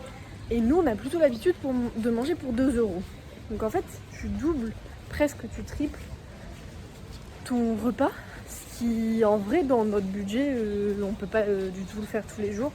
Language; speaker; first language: French; native; French